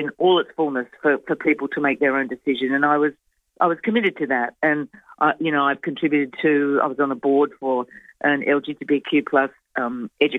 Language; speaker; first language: English; native; English